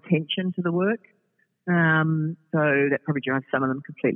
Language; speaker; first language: English; native; English